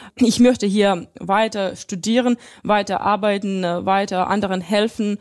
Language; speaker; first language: German; non-native, fluent; Russian